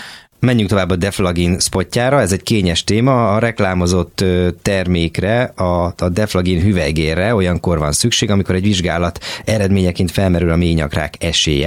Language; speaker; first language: Hungarian; native; Hungarian